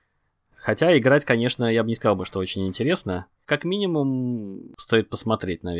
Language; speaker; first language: Russian; native; Russian